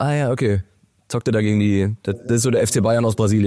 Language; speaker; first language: German; native; German